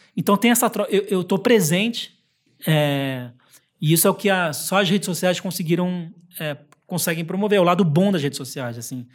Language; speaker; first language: Portuguese; early bilingual, heritage; Portuguese